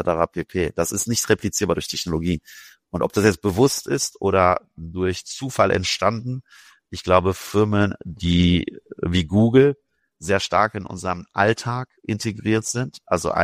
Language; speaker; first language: German; native; German